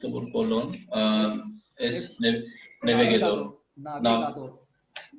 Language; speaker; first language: Spanish; non-native, learner; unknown